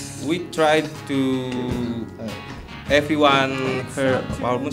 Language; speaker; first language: English; non-native, learner; Indonesian